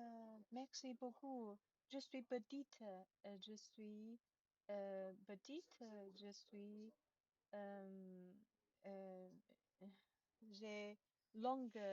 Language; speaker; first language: French; non-native, learner; Chinese